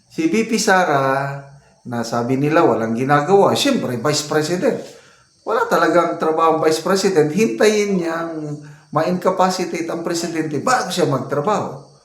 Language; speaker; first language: Filipino; non-native, local second language; Cebuano